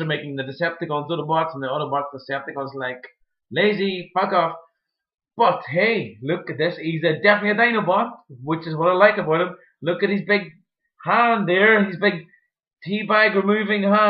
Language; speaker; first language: English; native; English